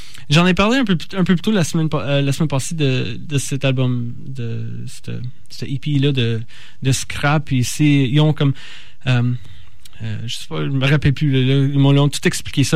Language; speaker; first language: French; native; French